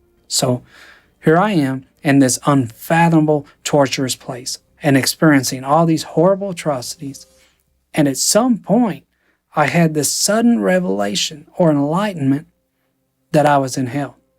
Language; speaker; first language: English; native; English